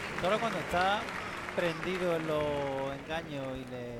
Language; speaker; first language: Spanish; native; Spanish